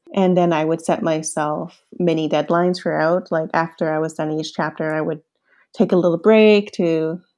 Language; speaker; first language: English; early bilingual, other home language; Cantonese